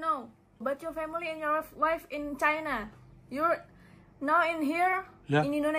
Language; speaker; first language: English; non-native, learner; Indonesian